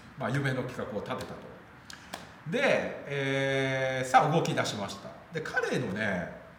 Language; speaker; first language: Japanese; native; Japanese